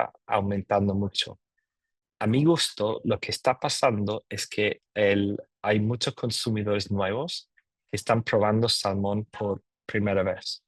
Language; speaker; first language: Spanish; non-native, fluent; English